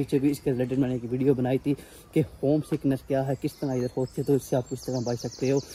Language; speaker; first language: Urdu; non-native, local second language; Punjabi